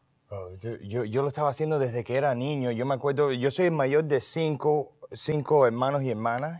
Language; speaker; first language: Spanish; early bilingual, heritage; Spanish